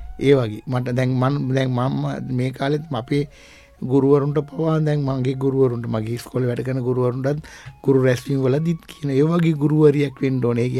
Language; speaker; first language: Sinhala; non-native, local second language; Tamil